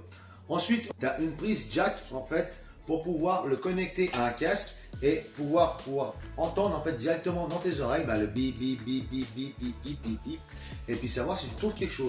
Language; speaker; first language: French; native; French